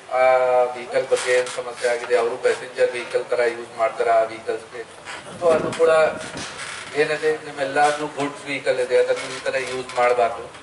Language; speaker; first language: Kannada; non-native, learner; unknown